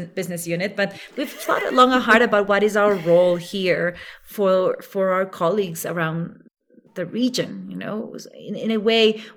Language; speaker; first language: English; non-native, fluent; Spanish